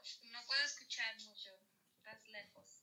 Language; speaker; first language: Spanish; early bilingual, heritage; English